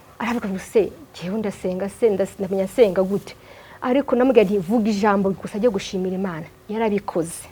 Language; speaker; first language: Kinyarwanda; early bilingual, heritage; Kinyarwanda